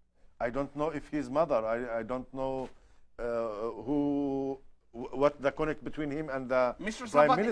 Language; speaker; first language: English; non-native, learner; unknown